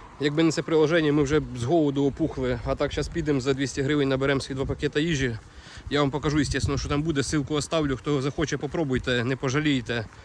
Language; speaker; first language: Ukrainian; non-native, local second language; Russian